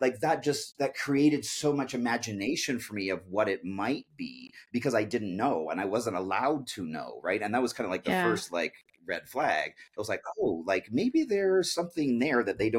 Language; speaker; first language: English; native; English